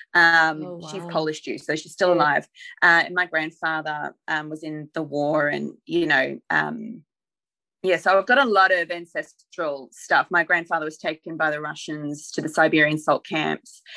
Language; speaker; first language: English; native; English